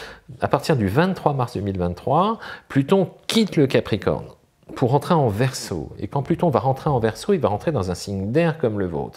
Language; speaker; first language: French; native; French